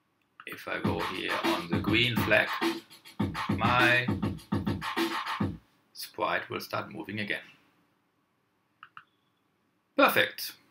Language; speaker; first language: English; non-native, fluent; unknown